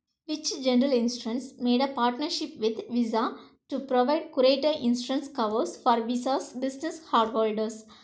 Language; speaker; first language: English; non-native, local second language; Tamil